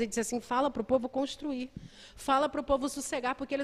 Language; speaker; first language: Portuguese; native; Portuguese